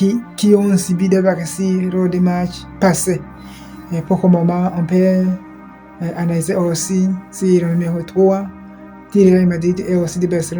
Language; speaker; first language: French; non-native, local second language; Kinyarwanda